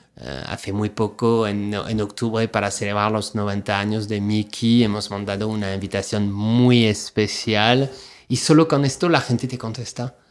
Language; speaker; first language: Spanish; non-native, fluent; French